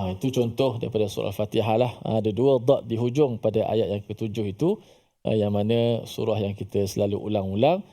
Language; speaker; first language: Malay; native; Malay